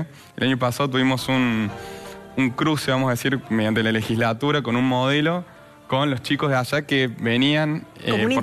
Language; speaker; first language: Spanish; native; Spanish